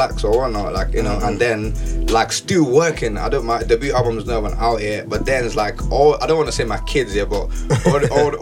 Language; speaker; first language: English; non-native, local second language; Yoruba